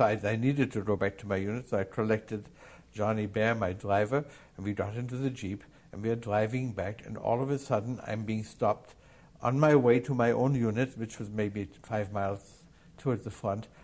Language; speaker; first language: English; non-native, fluent; German